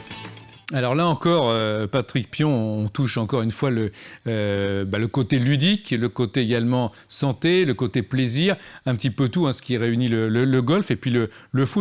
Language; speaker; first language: French; native; French